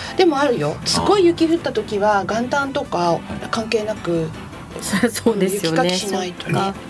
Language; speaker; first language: Japanese; native; Japanese